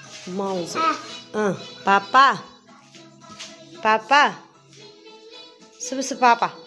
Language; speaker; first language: Chinese; non-native, learner; Nepali